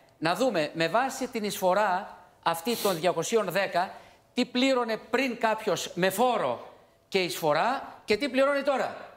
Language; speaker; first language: Greek; native; Greek